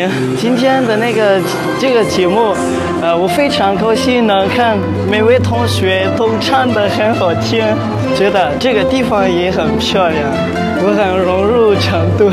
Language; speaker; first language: Chinese; non-native, learner; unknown